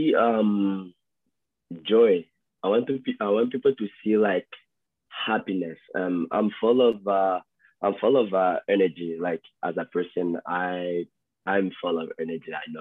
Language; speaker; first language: English; native; English